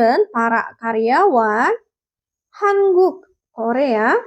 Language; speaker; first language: Korean; non-native, learner; Indonesian